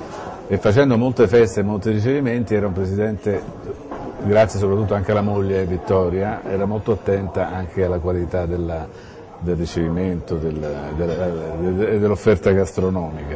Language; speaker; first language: Italian; native; Italian